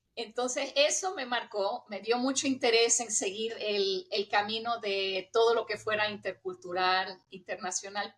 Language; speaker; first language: Spanish; early bilingual, heritage; Spanish